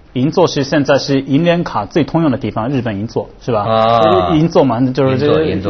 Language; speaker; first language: Chinese; non-native, fluent; Japanese